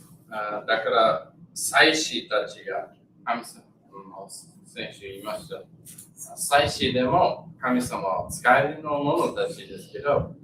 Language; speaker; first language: Japanese; non-native, learner; English